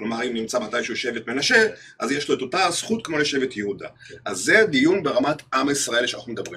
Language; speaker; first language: Hebrew; non-native, fluent; Russian